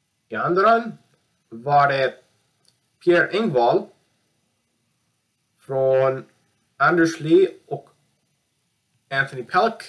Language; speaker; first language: Swedish; non-native, learner; English